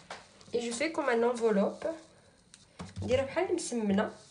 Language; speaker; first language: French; non-native, local second language; Arabic